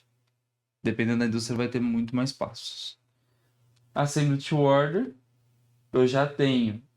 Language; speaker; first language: Portuguese; native; Portuguese